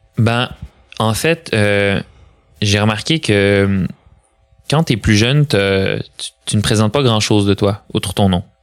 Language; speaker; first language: French; early bilingual, other home language; Arabic